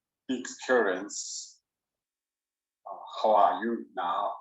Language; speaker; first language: English; non-native, learner; Chinese